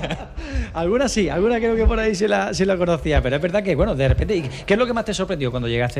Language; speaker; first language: Spanish; native; Spanish